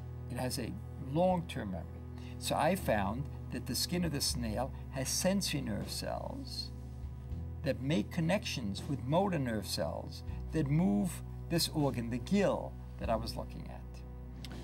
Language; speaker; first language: English; early bilingual, other home language; German